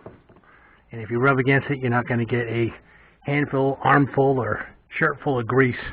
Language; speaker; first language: English; native; English